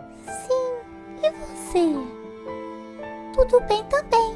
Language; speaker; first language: Portuguese; native; Portuguese